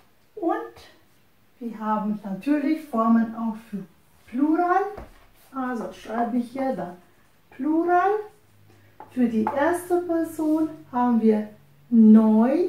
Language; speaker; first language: German; non-native, fluent; Romanian